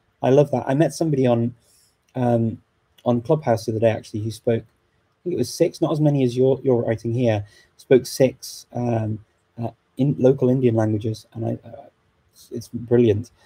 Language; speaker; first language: English; native; English